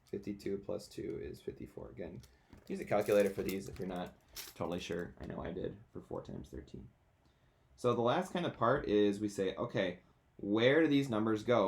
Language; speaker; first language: English; native; English